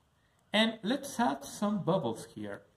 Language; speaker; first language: English; non-native, learner; Spanish